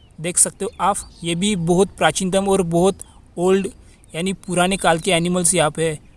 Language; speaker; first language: Hindi; non-native, local second language; Marathi